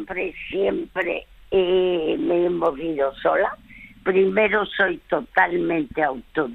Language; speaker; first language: Spanish; early bilingual, other home language; French